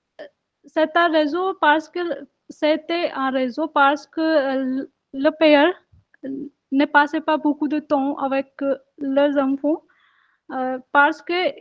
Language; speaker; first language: French; non-native, learner; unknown